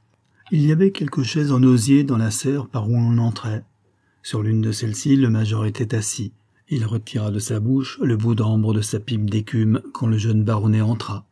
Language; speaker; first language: French; native; French